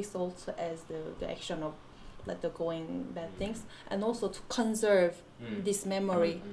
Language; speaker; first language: English; non-native, fluent; Korean